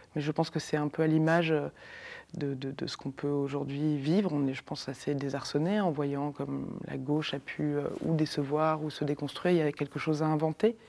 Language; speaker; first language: French; native; French